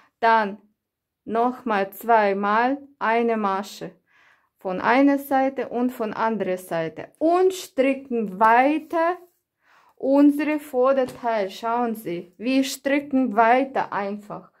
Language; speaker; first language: German; non-native, learner; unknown